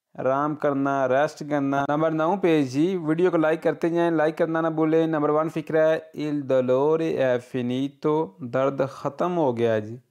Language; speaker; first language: Urdu; non-native, local second language; Punjabi